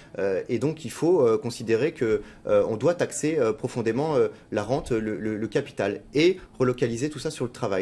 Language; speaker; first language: French; native; French